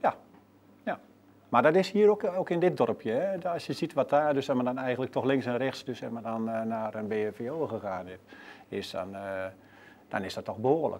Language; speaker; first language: Dutch; native; Dutch